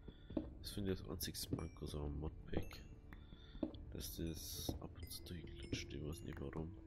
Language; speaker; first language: German; native; German